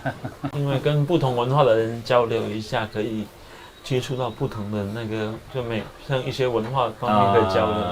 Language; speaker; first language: Chinese; native; Chinese